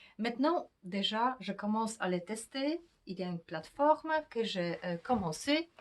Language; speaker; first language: French; non-native, fluent; Polish